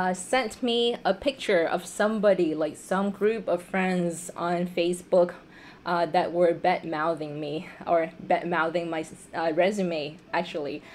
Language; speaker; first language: English; non-native, fluent; Vietnamese